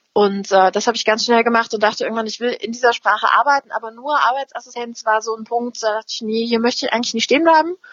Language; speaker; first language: German; native; German